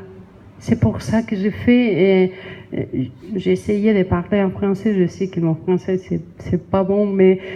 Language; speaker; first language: French; non-native, learner; Spanish